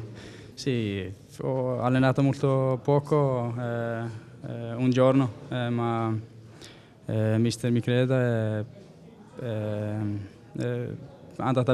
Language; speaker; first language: Italian; non-native, learner; Icelandic